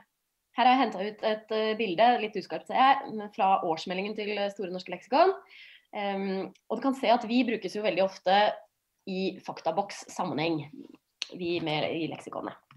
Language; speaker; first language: Norwegian; native; Norwegian